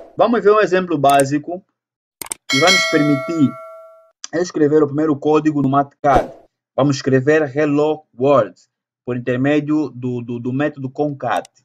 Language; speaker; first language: Portuguese; native; Portuguese